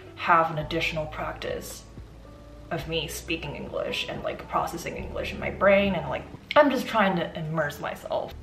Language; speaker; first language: English; non-native, fluent; Chinese